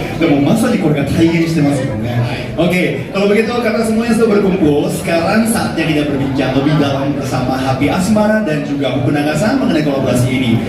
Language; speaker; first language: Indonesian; non-native, fluent; Japanese